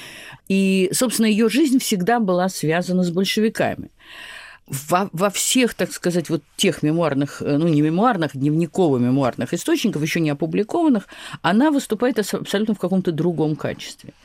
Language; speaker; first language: Russian; native; Russian